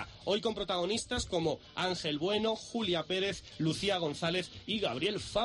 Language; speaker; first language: Spanish; native; Spanish